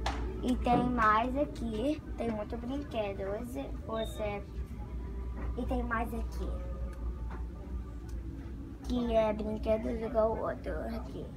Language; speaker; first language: Portuguese; early bilingual, heritage; Portuguese